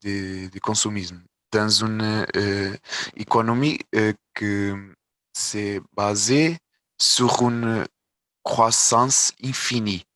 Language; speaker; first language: French; non-native, learner; Portuguese